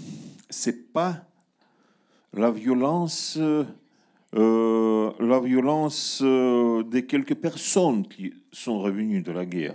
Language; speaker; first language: French; non-native, learner; Russian